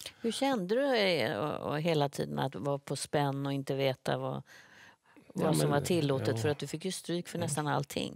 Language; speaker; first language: Swedish; native; Swedish